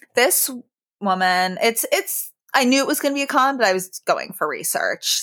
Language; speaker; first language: English; native; English